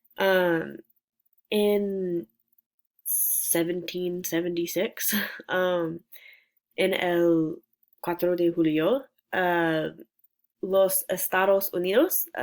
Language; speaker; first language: Spanish; non-native, learner; English